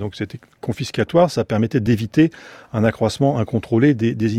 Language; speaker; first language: French; native; French